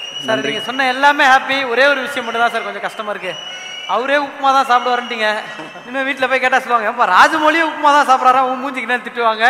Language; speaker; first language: Tamil; native; Tamil